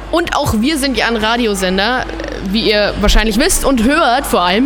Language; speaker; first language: German; native; German